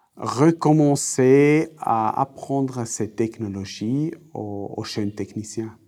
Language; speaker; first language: French; non-native, fluent; German